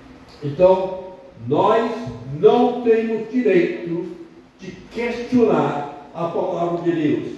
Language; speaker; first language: Portuguese; non-native, fluent; English